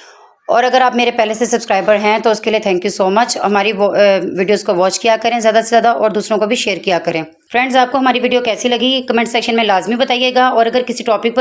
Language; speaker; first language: Hindi; native; Hindi